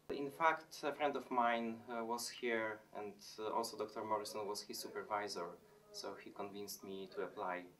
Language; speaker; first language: English; non-native, fluent; Polish